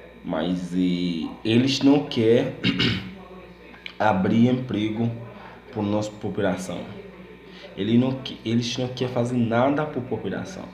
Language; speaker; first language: Portuguese; non-native, learner; Haitian Creole